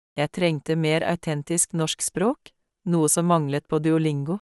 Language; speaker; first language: Norwegian; non-native, learner; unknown